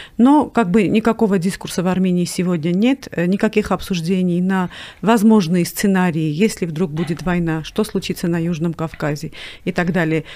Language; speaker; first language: Russian; non-native, local second language; Armenian